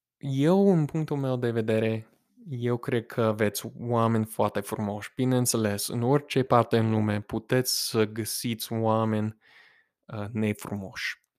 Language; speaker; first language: Romanian; non-native, fluent; English